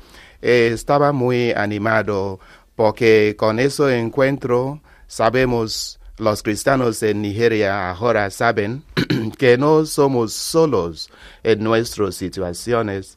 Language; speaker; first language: Spanish; non-native, learner; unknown